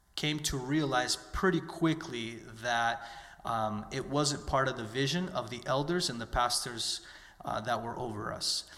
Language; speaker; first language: English; native; English